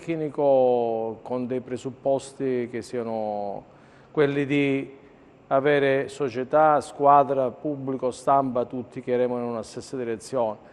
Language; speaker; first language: Italian; native; Italian